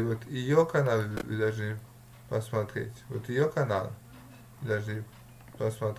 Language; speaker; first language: French; non-native, learner; Russian